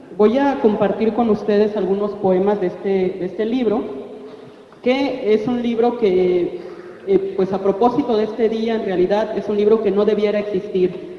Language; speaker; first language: Spanish; non-native, local second language; Zapotec